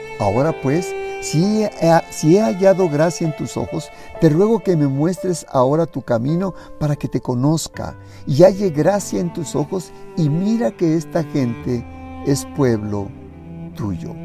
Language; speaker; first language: Spanish; native; Spanish